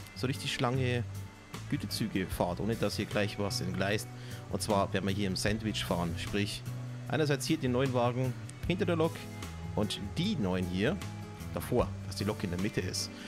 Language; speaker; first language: German; native; German